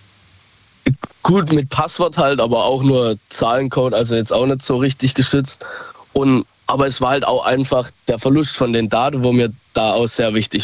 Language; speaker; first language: German; native; German